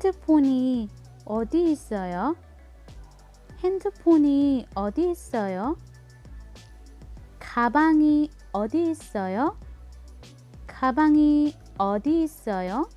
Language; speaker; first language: Korean; non-native, learner; Filipino